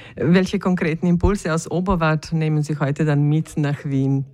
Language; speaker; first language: German; native; German